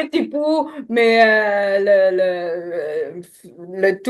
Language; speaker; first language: French; non-native, learner; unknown